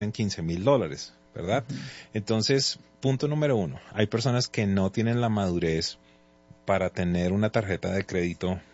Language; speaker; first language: Spanish; native; Spanish